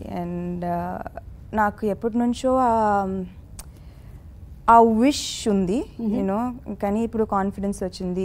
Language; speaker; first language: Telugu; non-native, fluent; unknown